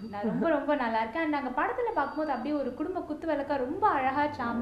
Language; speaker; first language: Tamil; native; Tamil